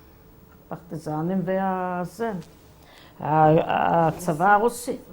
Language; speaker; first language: Hebrew; non-native, fluent; Yiddish